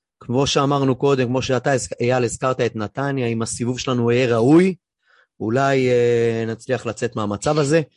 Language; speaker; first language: Hebrew; native; Hebrew